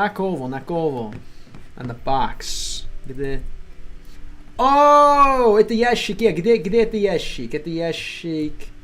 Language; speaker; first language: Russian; non-native, learner; English